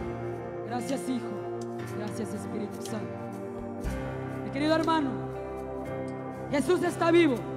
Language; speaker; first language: Spanish; native; Spanish